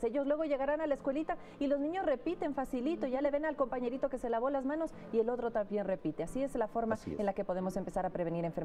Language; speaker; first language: Spanish; native; Spanish